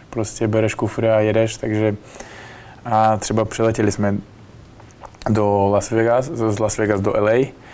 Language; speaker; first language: Czech; non-native, fluent; Uzbek